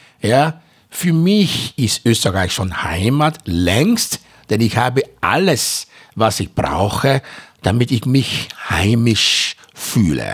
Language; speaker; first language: German; non-native, fluent; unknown